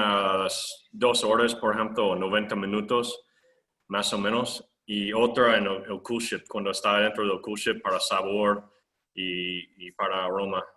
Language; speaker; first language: Spanish; non-native, fluent; English